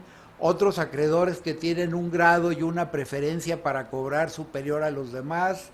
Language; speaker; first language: Spanish; native; Spanish